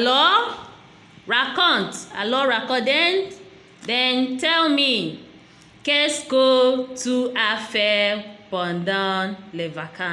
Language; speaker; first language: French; non-native, fluent; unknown